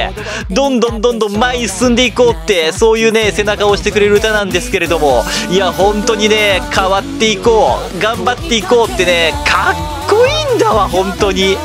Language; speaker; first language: Japanese; native; Japanese